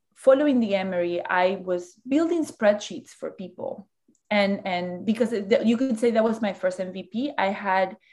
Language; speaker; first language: English; early bilingual, other home language; Spanish